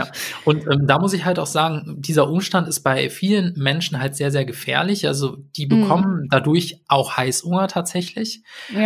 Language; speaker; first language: German; native; German